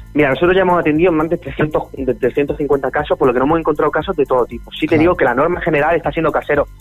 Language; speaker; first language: Spanish; native; Spanish